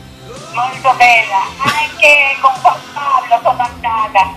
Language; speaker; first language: Italian; non-native, learner; Spanish